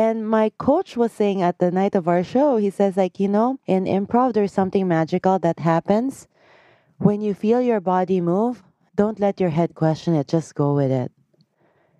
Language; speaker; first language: English; non-native, local second language; Filipino